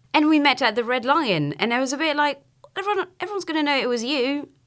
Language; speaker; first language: English; non-native, fluent; French